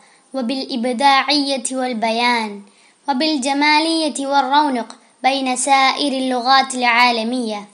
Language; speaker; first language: Arabic; non-native, learner; Malayalam